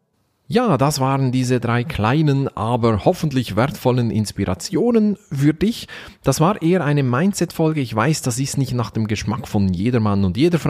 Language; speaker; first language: German; native; German